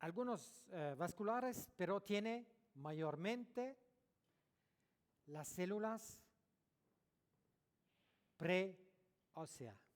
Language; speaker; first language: Spanish; non-native, learner; French